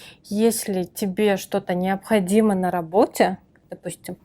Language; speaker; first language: Russian; non-native, local second language; Kyrgyz